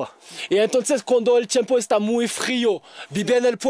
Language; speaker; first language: Spanish; non-native, learner; French